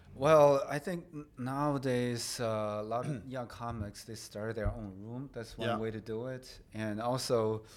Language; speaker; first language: English; non-native, fluent; Chinese